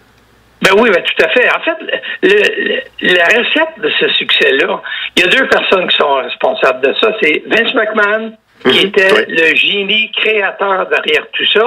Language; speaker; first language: French; native; French